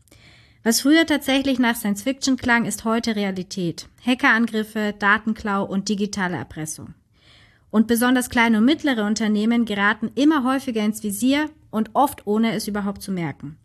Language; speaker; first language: German; native; German